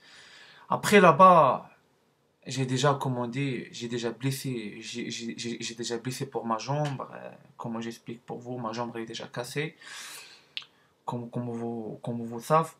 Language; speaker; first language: French; non-native, learner; Arabic